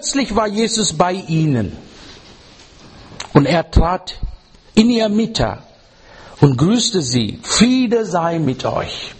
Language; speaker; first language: German; non-native, fluent; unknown